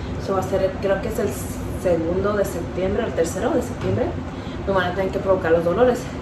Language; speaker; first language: Spanish; early bilingual, heritage; Spanish